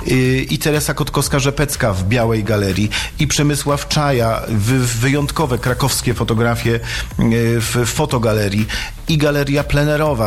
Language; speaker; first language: Polish; native; Polish